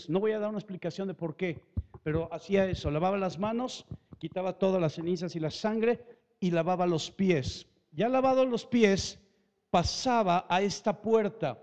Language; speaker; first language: Spanish; native; Spanish